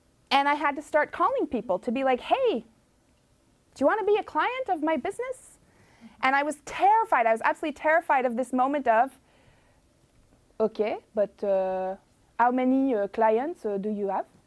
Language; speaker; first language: English; native; English